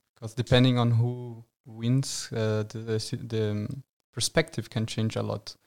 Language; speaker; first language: English; non-native, fluent; Portuguese